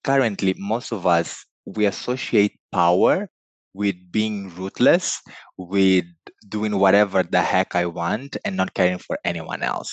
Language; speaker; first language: English; non-native, fluent; Portuguese